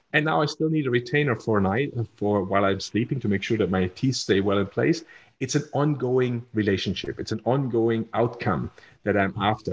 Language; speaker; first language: English; non-native, fluent; German